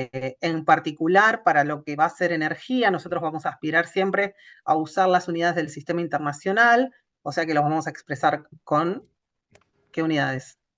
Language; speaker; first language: Spanish; native; Spanish